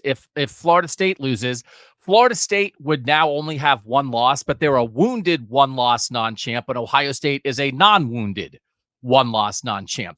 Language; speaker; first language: English; native; English